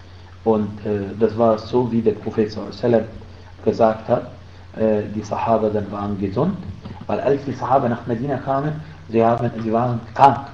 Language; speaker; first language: German; non-native, fluent; Arabic